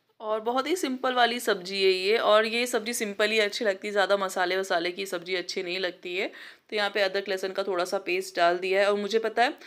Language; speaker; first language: Hindi; non-native, local second language; Marathi